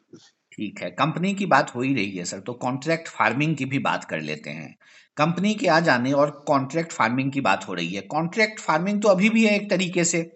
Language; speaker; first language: Hindi; native; Hindi